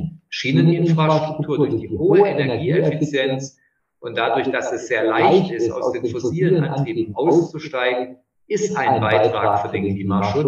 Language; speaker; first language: German; native; German